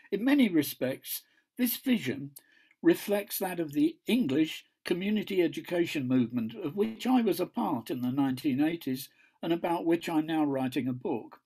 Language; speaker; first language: English; native; English